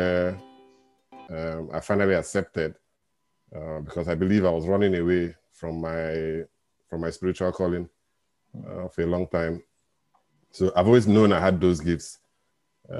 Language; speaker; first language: English; non-native, local second language; Igbo